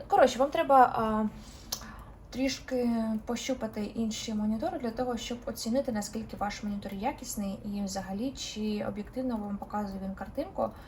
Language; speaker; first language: Ukrainian; non-native, local second language; Russian